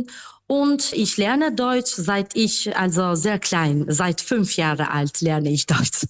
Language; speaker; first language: German; non-native, fluent; Albanian